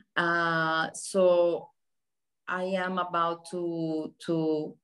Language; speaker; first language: English; non-native, fluent; Spanish